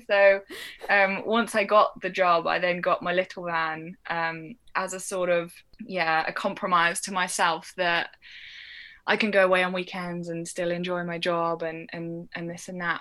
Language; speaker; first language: English; native; English